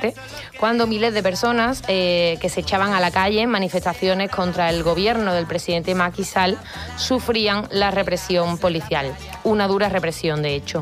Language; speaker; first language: Spanish; native; Spanish